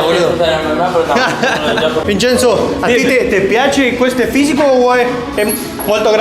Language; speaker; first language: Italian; non-native, learner; Spanish